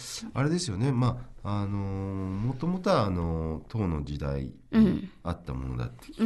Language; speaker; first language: Japanese; native; Japanese